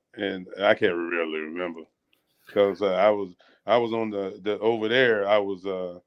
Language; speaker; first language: English; native; English